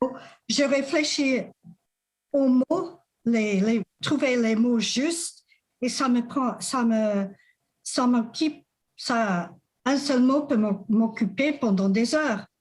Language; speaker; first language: French; non-native, fluent; English